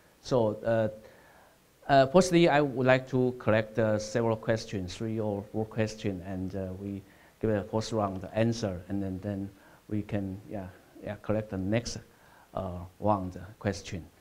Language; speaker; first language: English; non-native, fluent; Chinese